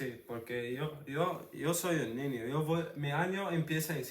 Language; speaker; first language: Spanish; non-native, fluent; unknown